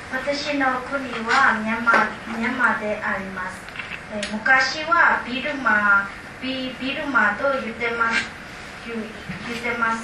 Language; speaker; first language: Japanese; non-native, learner; Burmese